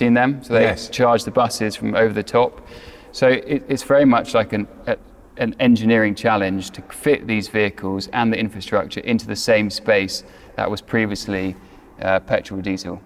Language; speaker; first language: English; native; English